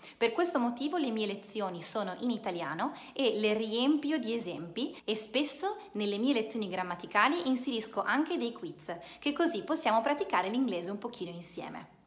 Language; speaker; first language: Italian; native; Italian